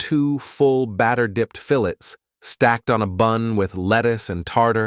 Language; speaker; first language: English; native; English